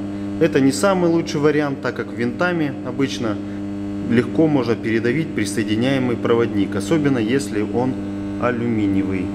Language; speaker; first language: Russian; native; Russian